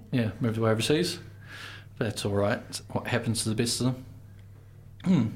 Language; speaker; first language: English; native; English